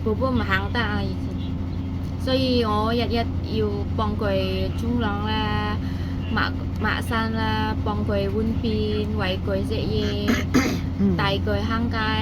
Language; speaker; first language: Cantonese; non-native, learner; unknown